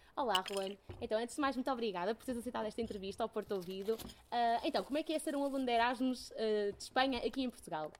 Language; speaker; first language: Portuguese; native; Portuguese